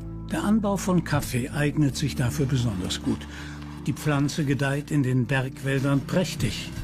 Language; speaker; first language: German; native; German